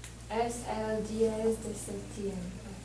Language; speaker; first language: Spanish; non-native, learner; English